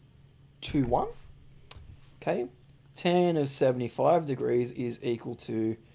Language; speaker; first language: English; native; English